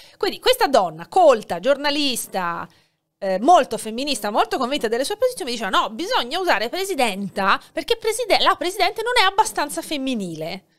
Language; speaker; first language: Italian; native; Italian